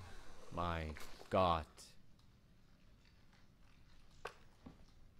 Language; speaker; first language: German; native; German